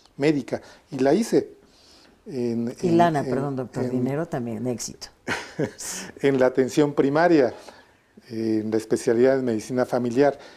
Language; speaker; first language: Spanish; native; Spanish